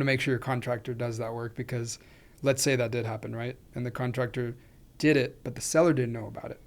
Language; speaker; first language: English; non-native, fluent; Spanish